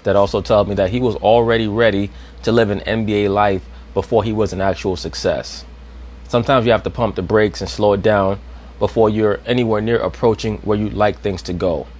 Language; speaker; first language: English; native; English